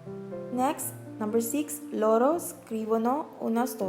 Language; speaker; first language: Italian; non-native, learner; Filipino